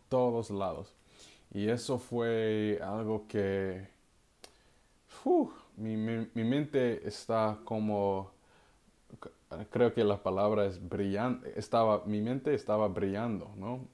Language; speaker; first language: Spanish; non-native, learner; English